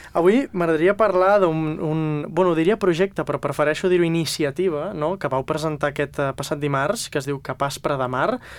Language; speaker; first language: Catalan; native; Catalan